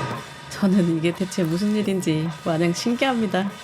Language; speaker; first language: Korean; native; Korean